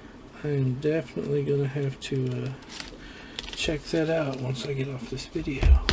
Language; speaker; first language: English; native; English